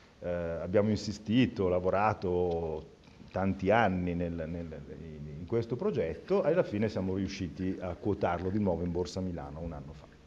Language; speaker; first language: Italian; native; Italian